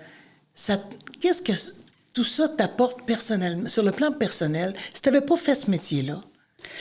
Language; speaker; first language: French; native; French